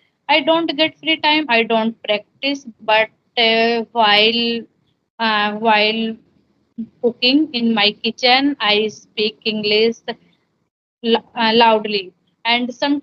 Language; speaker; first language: English; non-native, learner; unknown